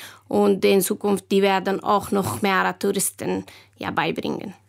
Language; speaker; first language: German; non-native, learner; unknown